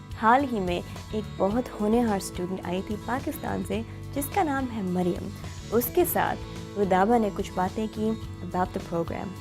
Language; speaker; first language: Urdu; native; Urdu